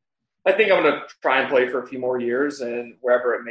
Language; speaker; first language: English; native; English